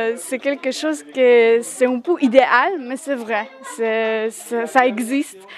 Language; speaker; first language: French; non-native, learner; Polish